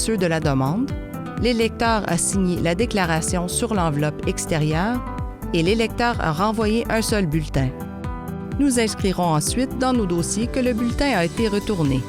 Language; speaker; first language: French; native; French